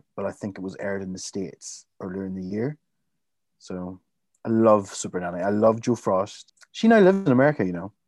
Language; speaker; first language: English; native; English